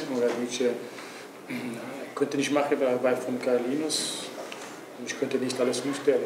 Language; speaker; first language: German; non-native, local second language; Italian